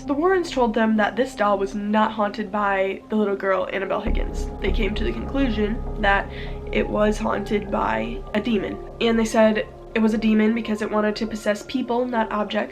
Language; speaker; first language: English; native; English